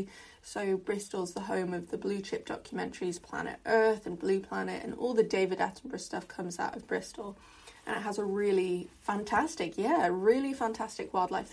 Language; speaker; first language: English; non-native, local second language; Cantonese